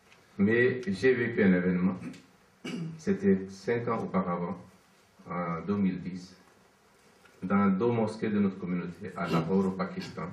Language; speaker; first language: French; non-native, fluent; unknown